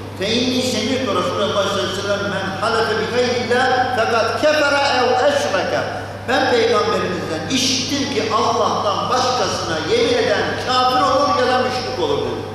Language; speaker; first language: Turkish; non-native, fluent; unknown